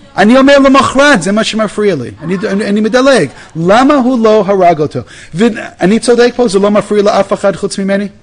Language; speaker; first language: Hebrew; non-native, fluent; English